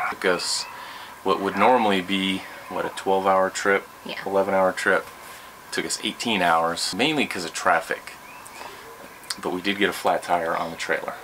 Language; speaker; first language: English; native; English